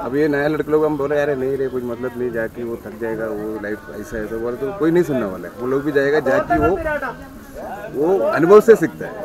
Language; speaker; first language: Hindi; non-native, local second language; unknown